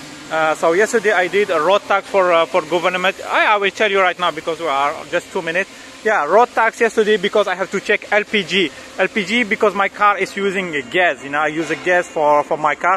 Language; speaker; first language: English; non-native, learner; French